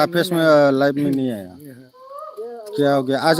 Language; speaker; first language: Hindi; non-native, local second language; Bodo